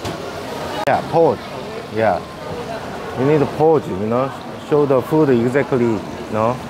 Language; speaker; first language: English; non-native, learner; Korean